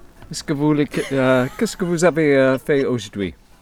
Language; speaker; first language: French; non-native, learner; English